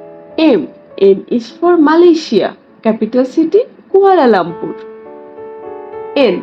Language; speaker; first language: English; non-native, learner; Bangla